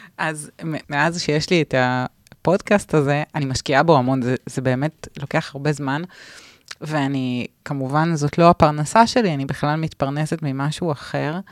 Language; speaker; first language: Hebrew; native; Hebrew